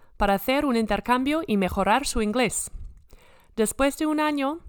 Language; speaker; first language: Spanish; non-native, fluent; English